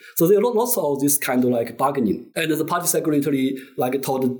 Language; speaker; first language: English; non-native, fluent; Chinese